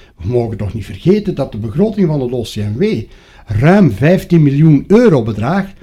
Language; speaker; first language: Dutch; native; Dutch